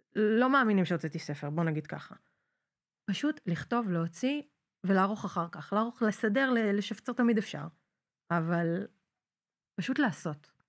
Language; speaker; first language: Hebrew; native; Hebrew